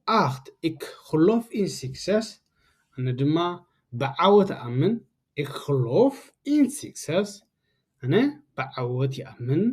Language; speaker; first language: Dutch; non-native, learner; Tigrinya